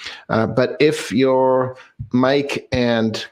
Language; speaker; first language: English; native; English